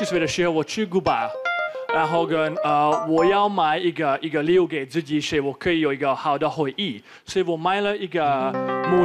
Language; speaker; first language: Chinese; non-native, fluent; Slovak